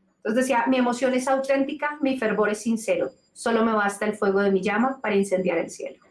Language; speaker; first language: Spanish; native; Spanish